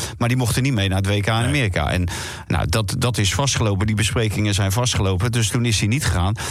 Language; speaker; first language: Dutch; native; Dutch